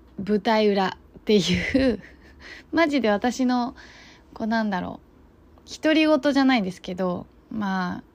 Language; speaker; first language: Japanese; non-native, fluent; Chinese